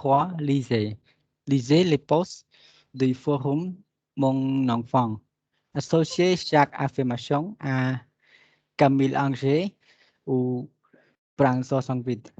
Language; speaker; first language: French; non-native, learner; Khmer